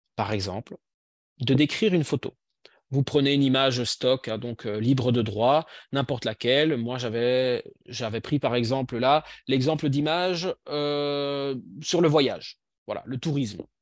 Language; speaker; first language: French; native; French